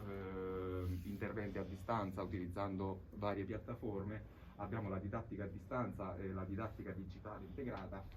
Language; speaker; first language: Italian; native; Italian